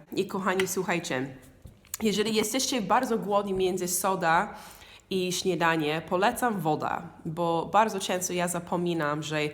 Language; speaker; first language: Polish; non-native, learner; English